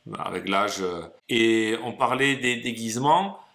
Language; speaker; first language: French; native; French